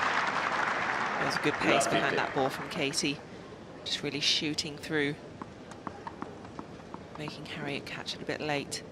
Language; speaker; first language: English; native; English